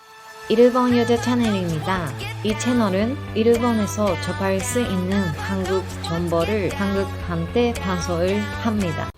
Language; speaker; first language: Korean; non-native, learner; Japanese